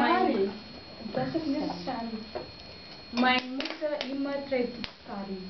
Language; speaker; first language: German; non-native, learner; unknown